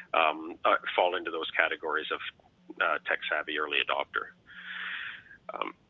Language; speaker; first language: English; native; English